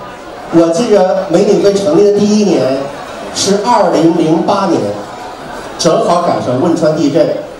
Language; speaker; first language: Chinese; native; Chinese